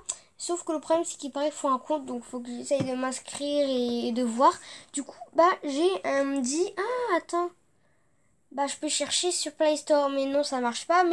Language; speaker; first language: French; native; French